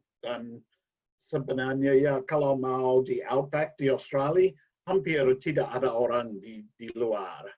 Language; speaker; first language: Indonesian; non-native, learner; English